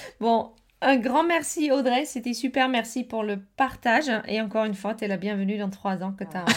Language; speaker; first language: French; non-native, fluent; Dutch